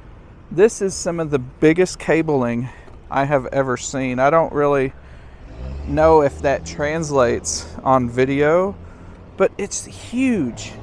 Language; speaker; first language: English; native; English